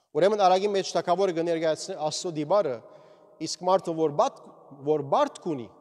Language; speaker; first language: Armenian; early bilingual, heritage; Armenian